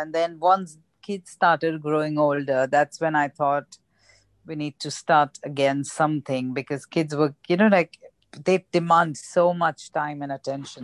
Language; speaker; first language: English; non-native, local second language; Gujarati